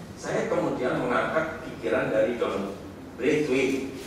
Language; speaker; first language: Indonesian; native; Indonesian